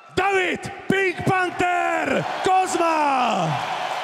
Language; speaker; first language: English; non-native, fluent; Czech